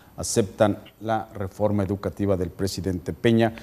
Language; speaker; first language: Spanish; native; Spanish